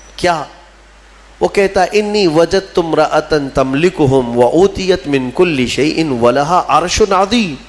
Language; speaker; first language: Urdu; native; Urdu